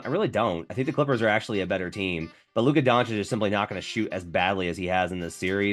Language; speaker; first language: English; native; English